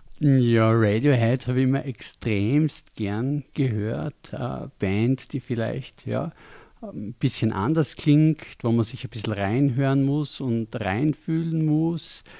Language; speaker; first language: German; native; German